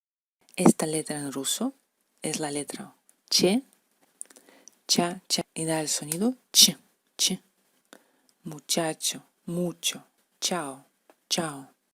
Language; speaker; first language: Spanish; non-native, fluent; Russian